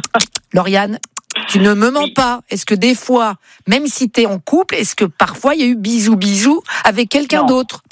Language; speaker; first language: French; native; French